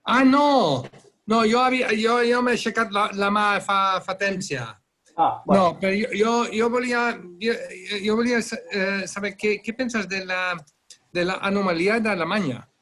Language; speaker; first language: Catalan; non-native, fluent; Dutch